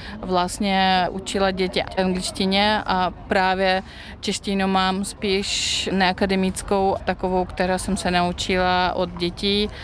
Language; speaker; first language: Czech; non-native, fluent; Russian